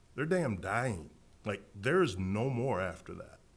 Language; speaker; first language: English; native; English